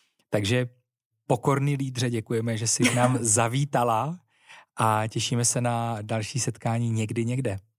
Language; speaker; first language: Czech; native; Czech